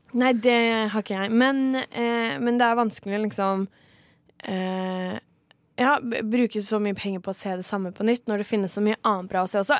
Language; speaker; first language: Norwegian; native; Norwegian